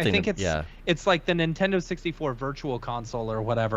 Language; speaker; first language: English; native; English